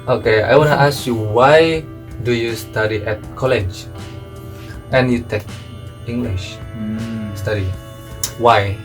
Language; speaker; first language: English; non-native, learner; Indonesian